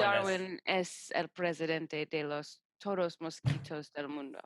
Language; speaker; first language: Spanish; non-native, learner; English